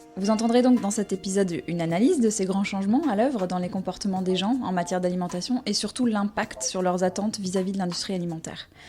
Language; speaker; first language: French; native; French